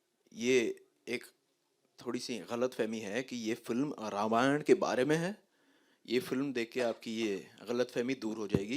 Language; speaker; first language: Hindi; native; Hindi